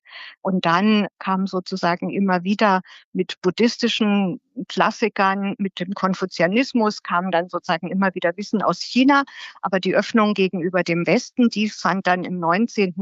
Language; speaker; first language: German; native; German